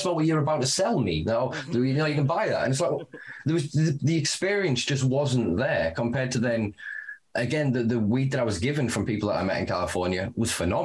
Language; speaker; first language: English; native; English